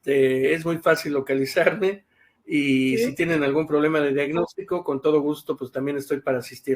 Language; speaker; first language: Spanish; native; Spanish